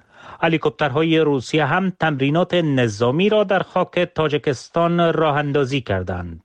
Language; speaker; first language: Persian; native; Persian